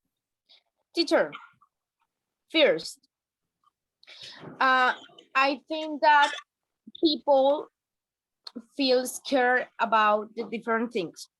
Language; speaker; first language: English; non-native, learner; Spanish